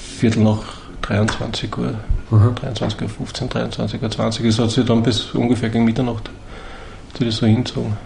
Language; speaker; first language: German; native; German